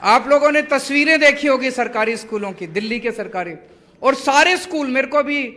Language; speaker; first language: Hindi; native; Hindi